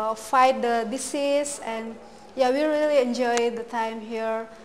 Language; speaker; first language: English; non-native, learner; Indonesian